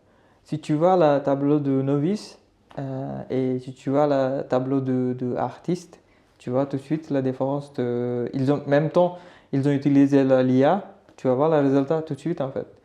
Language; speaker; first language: French; non-native, learner; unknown